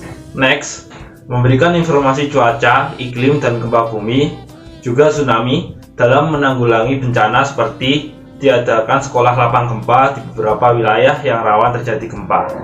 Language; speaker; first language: Indonesian; native; Indonesian